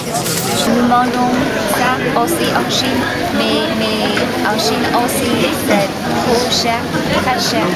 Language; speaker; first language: French; non-native, learner; Chinese